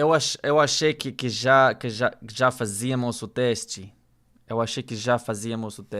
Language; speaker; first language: Portuguese; non-native, learner; English